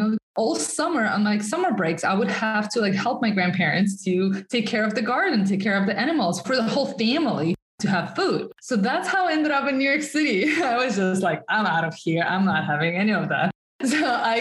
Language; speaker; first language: English; non-native, fluent; Russian